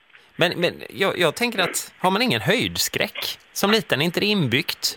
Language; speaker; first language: Swedish; native; Swedish